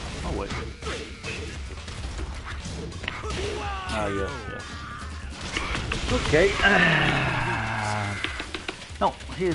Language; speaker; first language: English; non-native, learner; Italian